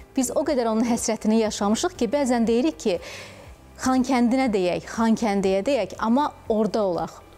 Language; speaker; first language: Azerbaijani; native; Azerbaijani